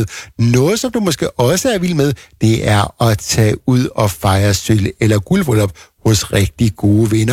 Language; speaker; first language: Danish; native; Danish